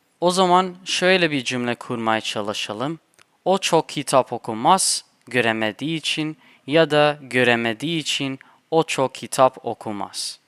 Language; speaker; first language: Turkish; non-native, fluent; English